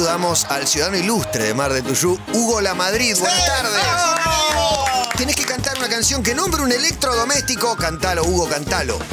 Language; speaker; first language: Spanish; native; Spanish